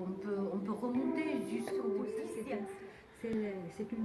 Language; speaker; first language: French; non-native, fluent; Chinese